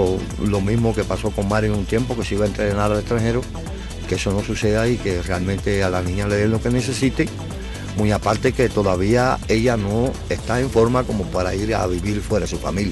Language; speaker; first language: Spanish; native; Spanish